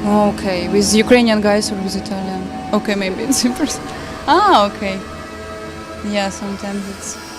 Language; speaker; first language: English; non-native, fluent; Ukrainian